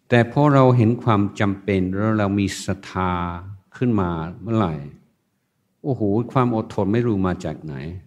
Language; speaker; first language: Thai; non-native, fluent; English